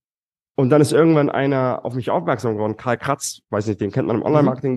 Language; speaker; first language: German; native; German